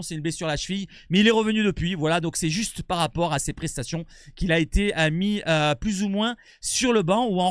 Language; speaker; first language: French; native; French